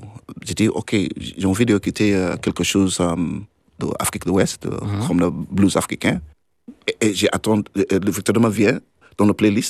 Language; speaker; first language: French; non-native, learner; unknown